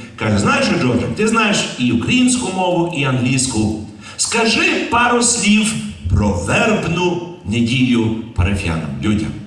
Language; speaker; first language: Ukrainian; early bilingual, heritage; Ukrainian